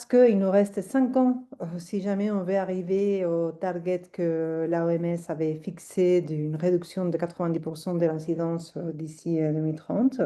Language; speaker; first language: French; non-native, fluent; Spanish